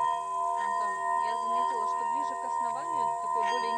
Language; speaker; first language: Russian; native; Russian